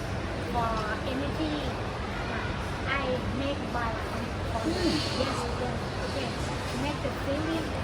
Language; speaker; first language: English; non-native, learner; Thai